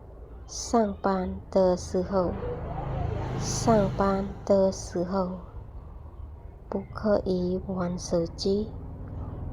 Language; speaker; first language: Chinese; non-native, fluent; Khmer